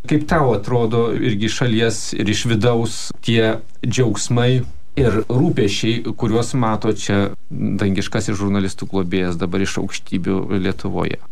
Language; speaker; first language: Lithuanian; native; Lithuanian